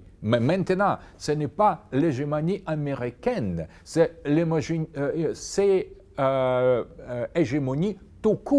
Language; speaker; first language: French; non-native, fluent; Russian